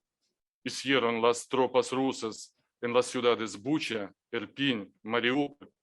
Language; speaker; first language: Spanish; non-native, fluent; Ukrainian